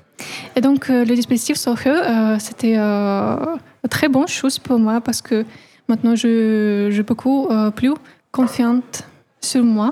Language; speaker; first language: French; non-native, fluent; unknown